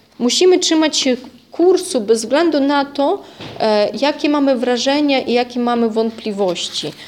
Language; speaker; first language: Polish; non-native, fluent; Russian